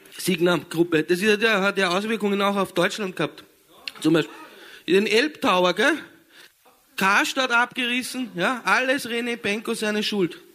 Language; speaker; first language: German; native; German